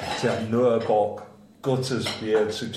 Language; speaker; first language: German; non-native, fluent; English